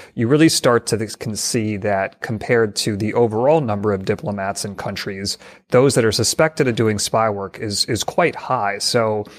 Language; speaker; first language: English; native; English